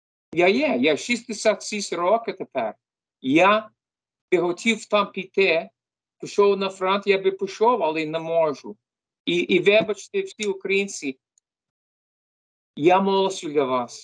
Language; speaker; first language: Ukrainian; early bilingual, heritage; Ukrainian